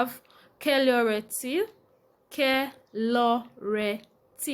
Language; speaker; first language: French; non-native, fluent; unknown